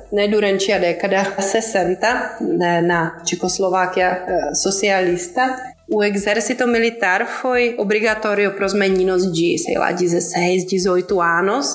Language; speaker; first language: Portuguese; non-native, fluent; Czech